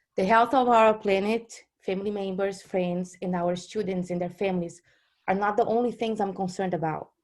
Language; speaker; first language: English; non-native, fluent; Portuguese